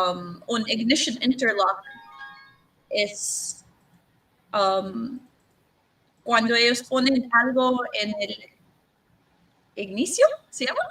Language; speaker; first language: Spanish; non-native, learner; English